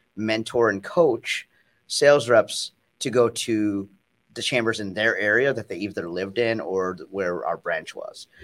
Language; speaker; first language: English; native; English